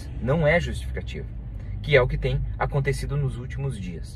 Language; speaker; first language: Portuguese; native; Portuguese